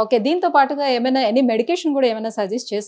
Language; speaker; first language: Telugu; native; Telugu